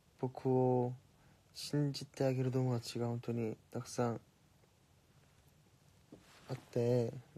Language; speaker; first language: Japanese; non-native, fluent; Korean